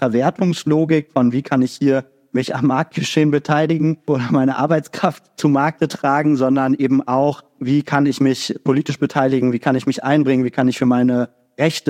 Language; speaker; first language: German; native; German